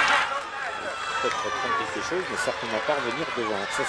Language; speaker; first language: French; native; French